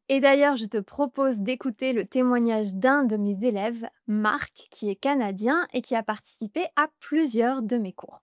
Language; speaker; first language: French; native; French